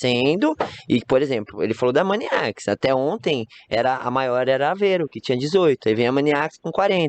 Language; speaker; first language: Portuguese; native; Portuguese